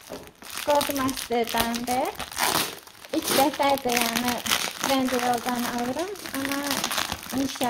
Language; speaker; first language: Turkish; non-native, learner; Azerbaijani